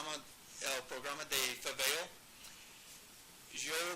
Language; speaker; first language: Spanish; non-native, learner; English